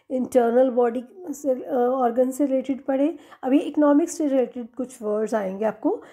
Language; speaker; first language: Hindi; non-native, local second language; Punjabi